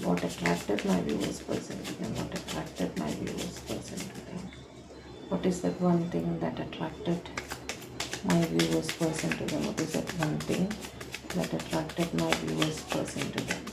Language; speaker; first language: English; non-native, local second language; Malayalam